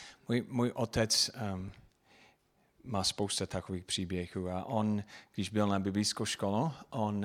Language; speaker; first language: Czech; non-native, fluent; English